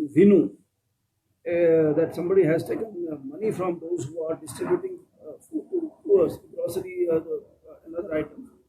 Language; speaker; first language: English; non-native, local second language; Kannada